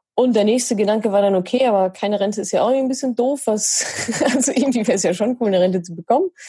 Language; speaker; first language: German; native; German